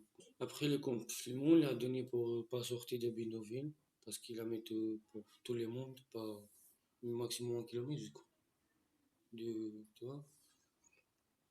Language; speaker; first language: French; non-native, learner; Romanian